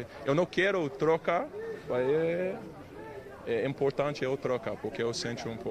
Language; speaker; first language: Portuguese; non-native, learner; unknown